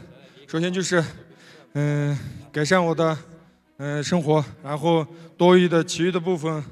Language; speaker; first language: Chinese; non-native, local second language; Kazakh